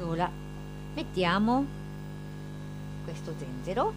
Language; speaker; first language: Italian; non-native, learner; Japanese